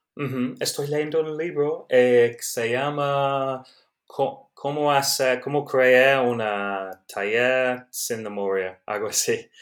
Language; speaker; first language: Spanish; non-native, learner; English